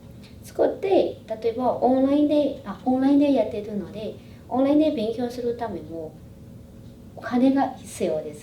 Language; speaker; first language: Japanese; non-native, fluent; Burmese